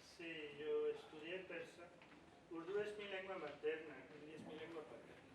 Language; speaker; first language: Spanish; non-native, fluent; Urdu